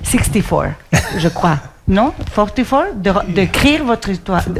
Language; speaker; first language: French; non-native, fluent; Spanish